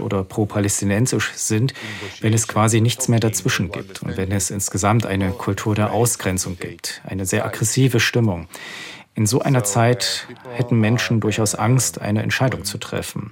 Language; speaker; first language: German; native; German